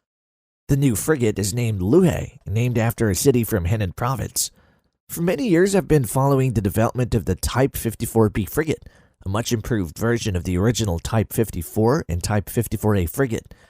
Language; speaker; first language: English; non-native, fluent; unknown